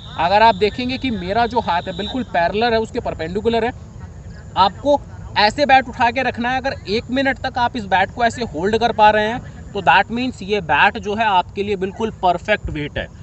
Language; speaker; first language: Hindi; native; Hindi